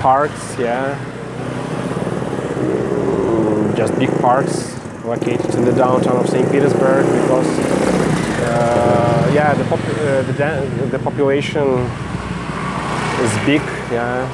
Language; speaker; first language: English; non-native, fluent; Russian